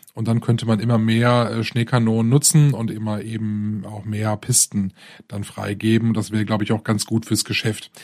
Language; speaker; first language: German; native; German